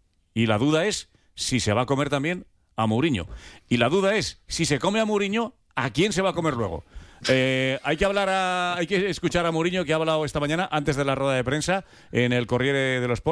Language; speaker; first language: Spanish; native; Spanish